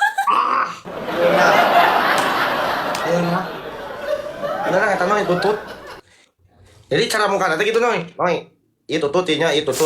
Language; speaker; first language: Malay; non-native, local second language; Sundanese